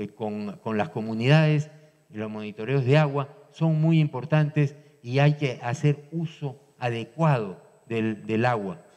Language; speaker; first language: Spanish; native; Spanish